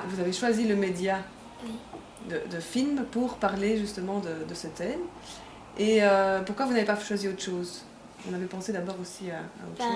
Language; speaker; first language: French; native; French